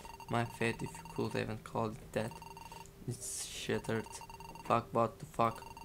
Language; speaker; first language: English; non-native, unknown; Turkish